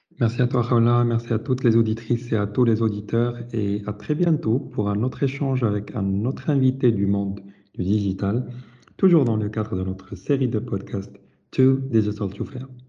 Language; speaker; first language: French; non-native, local second language; Arabic